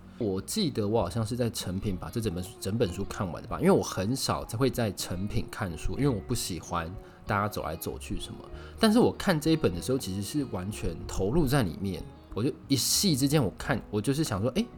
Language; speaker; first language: Chinese; native; Chinese